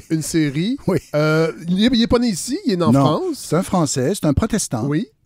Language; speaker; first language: French; native; French